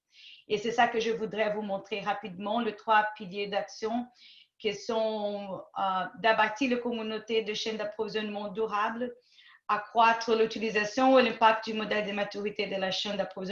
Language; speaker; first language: French; non-native, fluent; Portuguese